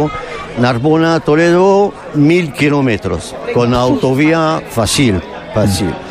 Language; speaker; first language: Spanish; non-native, learner; French